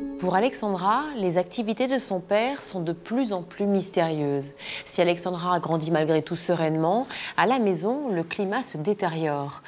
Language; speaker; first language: French; native; French